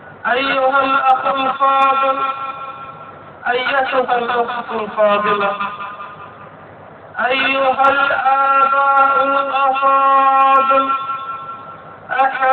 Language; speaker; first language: Arabic; native; Arabic